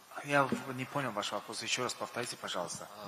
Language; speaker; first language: Russian; non-native, local second language; Tajik